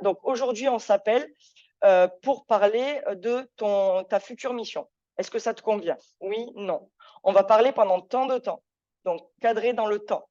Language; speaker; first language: French; native; French